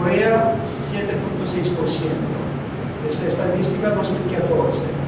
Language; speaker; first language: Spanish; non-native, learner; Korean